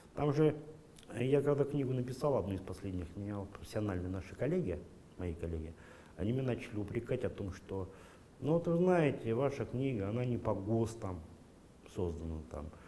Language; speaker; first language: Russian; native; Russian